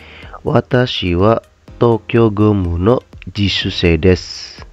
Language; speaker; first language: Japanese; non-native, fluent; Indonesian